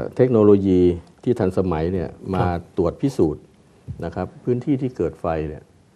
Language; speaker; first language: Thai; native; Thai